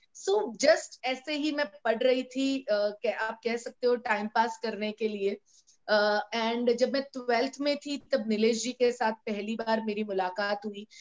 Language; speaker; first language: Hindi; non-native, local second language; Gujarati